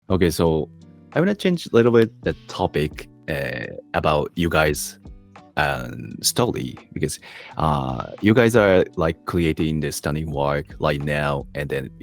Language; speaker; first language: English; non-native, fluent; Japanese